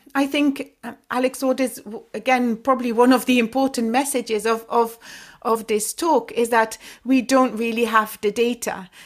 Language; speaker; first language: English; non-native, fluent; Dutch